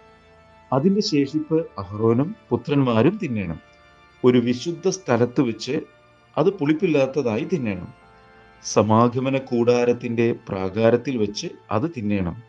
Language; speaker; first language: Malayalam; native; Malayalam